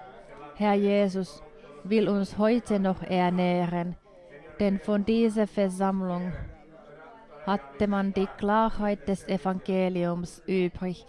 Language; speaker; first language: German; non-native, fluent; Finnish